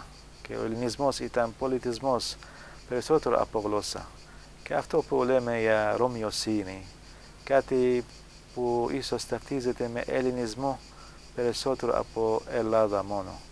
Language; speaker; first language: Greek; non-native, fluent; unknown